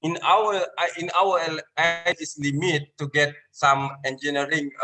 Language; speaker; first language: English; non-native, learner; Indonesian